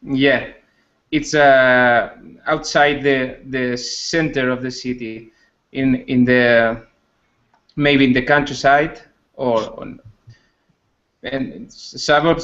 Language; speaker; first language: English; non-native, learner; Spanish